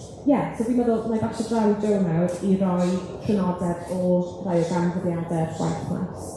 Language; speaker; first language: Welsh; native; Welsh